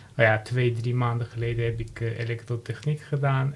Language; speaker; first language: Dutch; non-native, fluent; Armenian